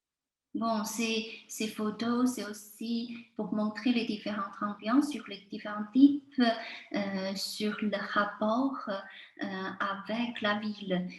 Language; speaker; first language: French; non-native, fluent; Chinese